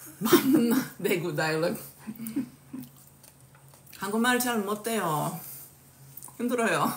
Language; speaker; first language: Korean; non-native, learner; English